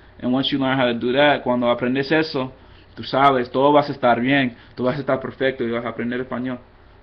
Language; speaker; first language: Spanish; non-native, fluent; English